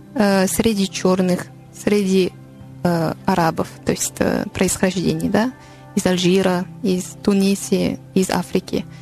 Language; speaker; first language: Russian; non-native, learner; French